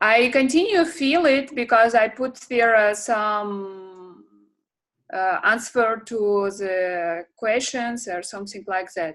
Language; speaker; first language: English; non-native, learner; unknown